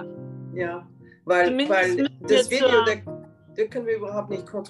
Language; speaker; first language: German; non-native, fluent; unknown